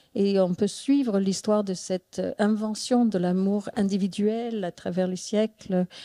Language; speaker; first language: French; non-native, fluent; English